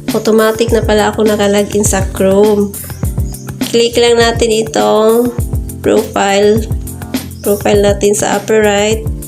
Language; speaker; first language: Filipino; non-native, local second language; Cebuano